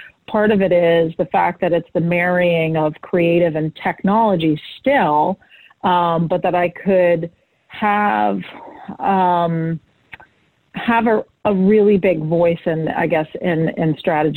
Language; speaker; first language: English; native; English